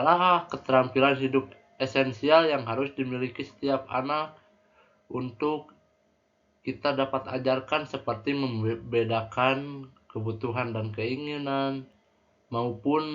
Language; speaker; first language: Indonesian; native; Indonesian